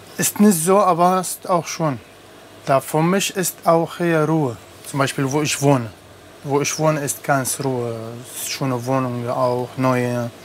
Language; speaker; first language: German; non-native, learner; Arabic